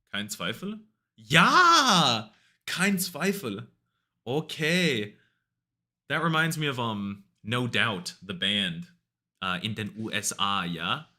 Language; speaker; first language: German; non-native, learner; English